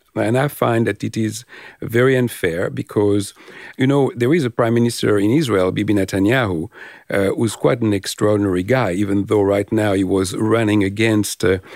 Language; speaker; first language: English; non-native, fluent; French